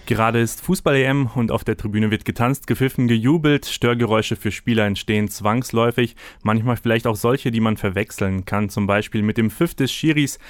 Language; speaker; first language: German; native; German